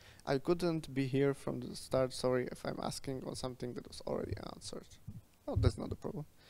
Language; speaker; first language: English; non-native, fluent; Slovak